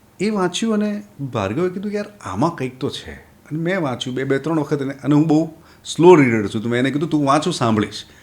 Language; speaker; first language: Gujarati; non-native, local second language; Marwari